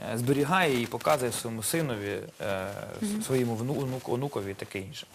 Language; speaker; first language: Ukrainian; native; Ukrainian